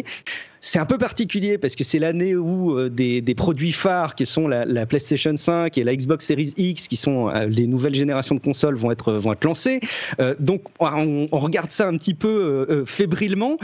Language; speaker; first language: French; native; French